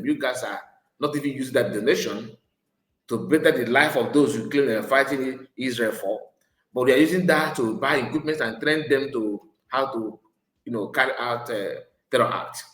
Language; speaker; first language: English; non-native, local second language; Igbo